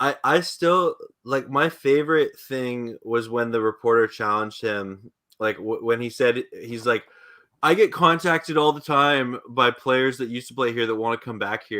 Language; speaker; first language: English; native; English